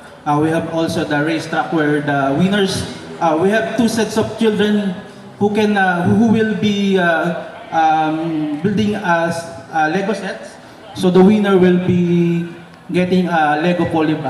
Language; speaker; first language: English; non-native, local second language; Filipino